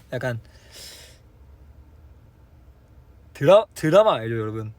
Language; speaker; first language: Korean; non-native, fluent; Chinese